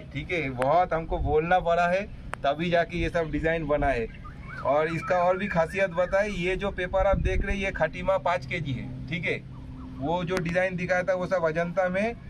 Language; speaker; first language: Hindi; non-native, local second language; Bangla